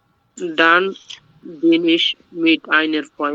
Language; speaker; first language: German; non-native, learner; Bangla